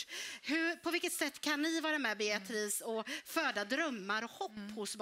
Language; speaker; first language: Swedish; native; Swedish